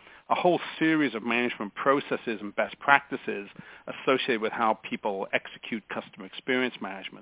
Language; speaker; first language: English; native; English